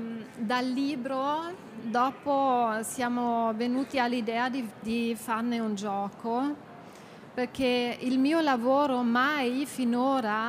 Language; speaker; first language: Italian; non-native, fluent; German